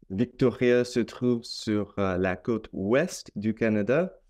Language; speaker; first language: French; non-native, fluent; English